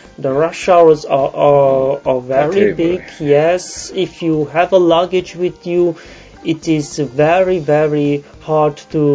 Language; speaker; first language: English; non-native, learner; Romanian